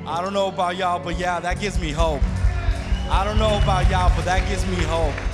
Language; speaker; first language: English; early bilingual, other home language; Spanish